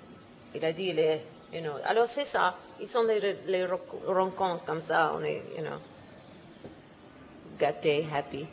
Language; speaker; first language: French; non-native, learner; English